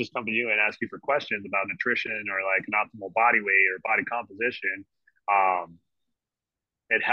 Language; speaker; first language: English; non-native, fluent; French